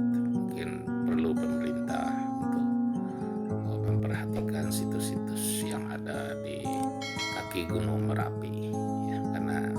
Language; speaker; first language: Indonesian; non-native, local second language; Minangkabau